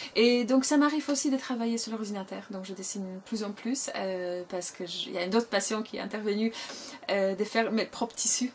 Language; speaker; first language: French; non-native, fluent; Polish